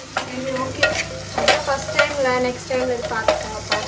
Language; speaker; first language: Tamil; non-native, learner; Hindi